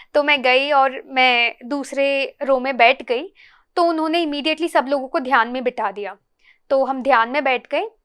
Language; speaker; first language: Hindi; non-native, local second language; Telugu